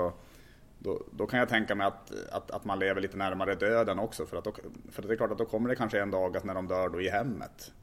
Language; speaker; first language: Swedish; native; Swedish